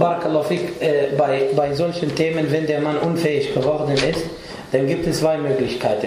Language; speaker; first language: German; non-native, fluent; Arabic